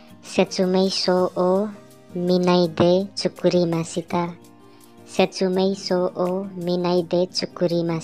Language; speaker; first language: Japanese; non-native, learner; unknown